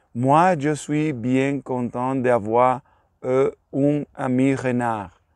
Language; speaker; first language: French; non-native, learner; Spanish